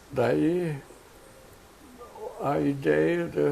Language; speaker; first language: Portuguese; non-native, fluent; German